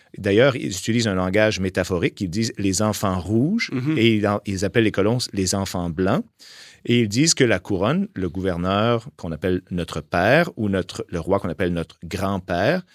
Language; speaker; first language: French; native; French